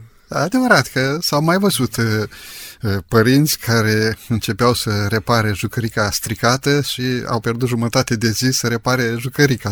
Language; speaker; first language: Romanian; native; Romanian